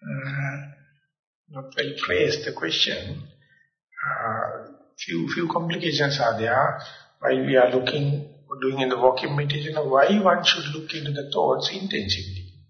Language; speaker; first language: English; non-native, local second language; Sinhala